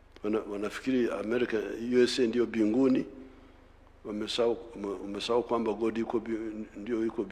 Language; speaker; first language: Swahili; non-native, local second language; Nyankole